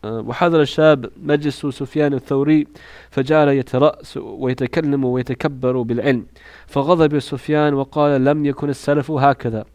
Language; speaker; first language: Arabic; non-native, fluent; English